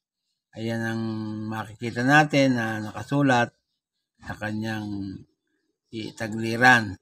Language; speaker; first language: Filipino; native; Filipino